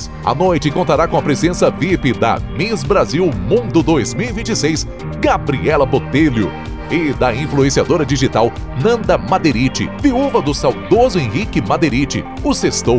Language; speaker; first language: Portuguese; native; Portuguese